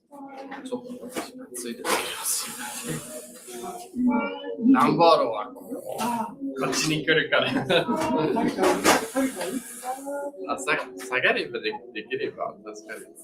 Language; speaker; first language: Japanese; non-native, learner; English